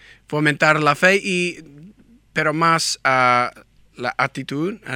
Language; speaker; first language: Spanish; non-native, learner; English